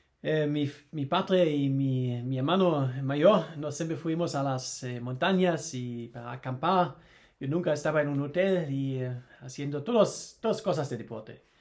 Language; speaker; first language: Spanish; non-native, learner; German